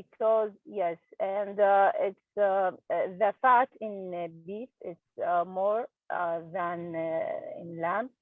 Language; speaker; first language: English; non-native, learner; Arabic